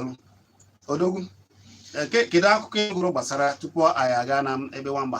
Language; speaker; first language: Igbo; native; Igbo